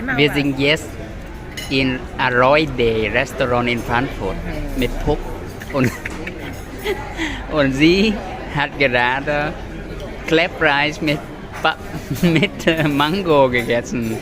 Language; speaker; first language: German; non-native, learner; Vietnamese